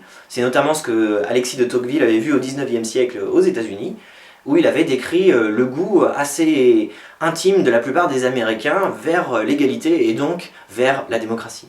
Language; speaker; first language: French; native; French